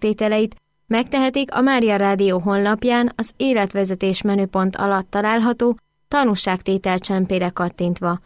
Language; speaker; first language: Hungarian; native; Hungarian